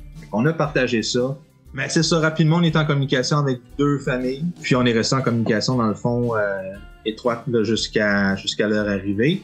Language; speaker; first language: French; native; French